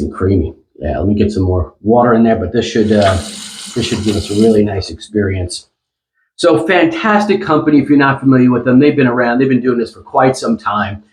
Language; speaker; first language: English; native; English